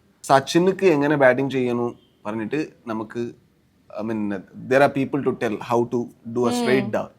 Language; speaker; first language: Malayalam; non-native, learner; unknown